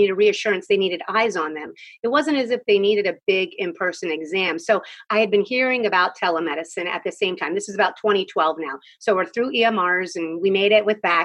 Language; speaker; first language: English; native; English